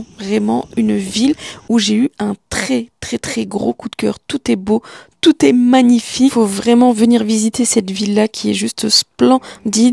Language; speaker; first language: French; early bilingual, other home language; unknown